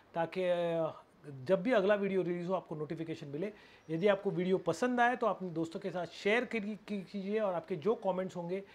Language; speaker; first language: Hindi; non-native, local second language; Marathi